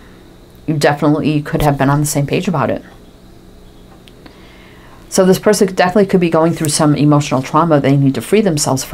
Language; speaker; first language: English; native; English